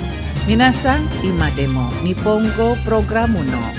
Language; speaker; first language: Japanese; non-native, fluent; Indonesian